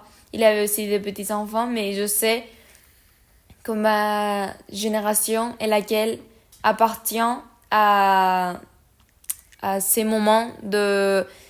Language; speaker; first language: French; non-native, learner; Spanish